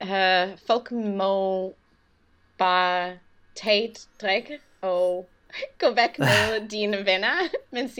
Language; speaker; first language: Danish; non-native, learner; English